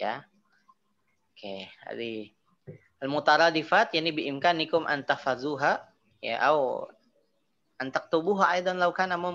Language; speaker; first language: Arabic; non-native, fluent; Indonesian